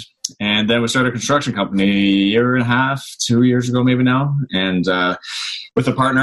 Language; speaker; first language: English; native; English